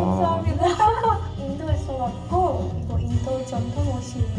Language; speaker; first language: Korean; non-native, learner; Hindi